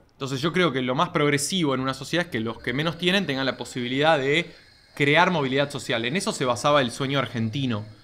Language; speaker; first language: Spanish; native; Spanish